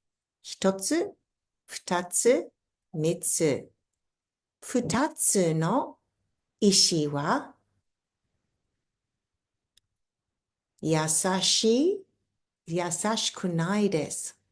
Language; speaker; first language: Japanese; non-native, fluent; English